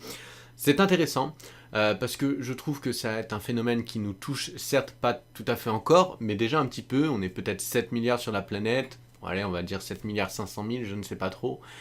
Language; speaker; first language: French; native; French